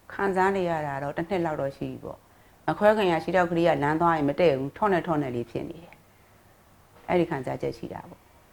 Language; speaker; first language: Burmese; native; Burmese